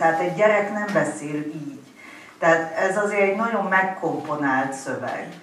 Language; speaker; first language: Hungarian; non-native, fluent; English